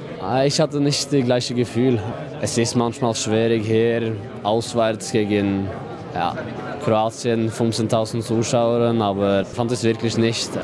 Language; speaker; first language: German; non-native, fluent; Norwegian